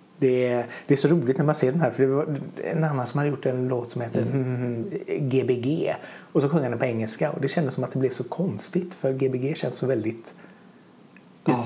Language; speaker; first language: Swedish; native; Swedish